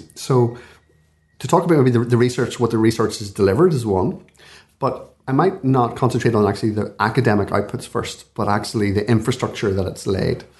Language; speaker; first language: English; native; English